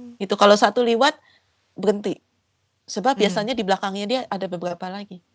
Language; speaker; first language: Indonesian; native; Indonesian